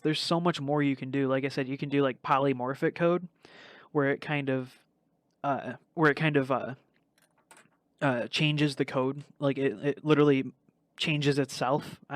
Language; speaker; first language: English; native; English